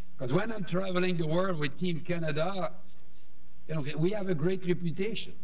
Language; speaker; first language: English; non-native, fluent; French